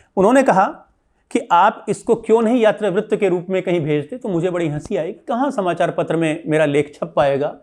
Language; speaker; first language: Hindi; native; Hindi